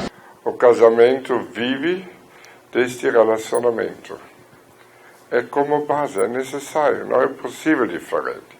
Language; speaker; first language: Portuguese; non-native, fluent; German